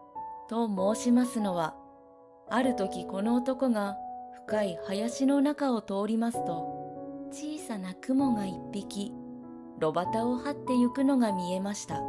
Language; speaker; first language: Japanese; native; Japanese